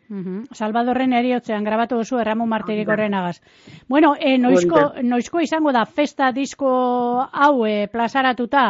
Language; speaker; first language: Basque; native; Basque